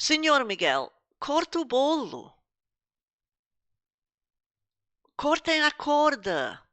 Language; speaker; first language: Portuguese; non-native, fluent; English